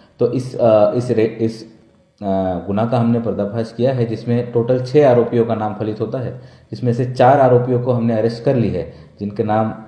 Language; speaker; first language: Hindi; non-native, local second language; Gujarati